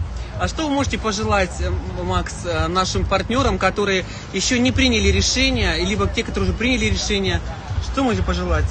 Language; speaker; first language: Russian; native; Russian